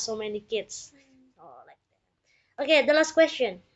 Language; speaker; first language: English; non-native, learner; Indonesian